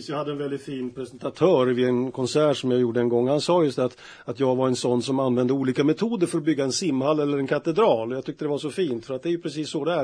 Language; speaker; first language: Swedish; native; Swedish